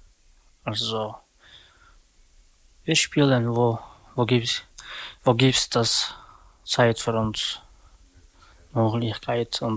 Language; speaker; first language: German; non-native, learner; Romany